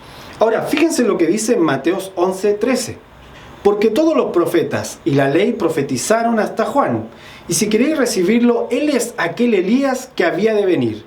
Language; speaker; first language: Spanish; native; Spanish